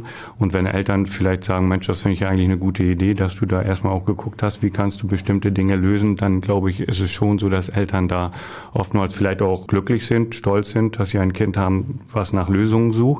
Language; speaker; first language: German; native; German